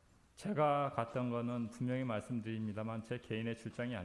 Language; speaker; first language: Korean; native; Korean